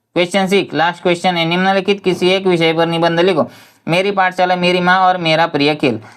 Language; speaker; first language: Hindi; non-native, local second language; Marathi